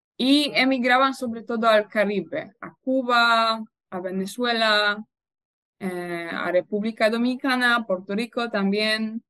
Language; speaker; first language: Spanish; non-native, fluent; Polish